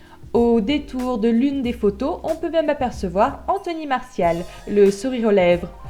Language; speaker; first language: French; native; French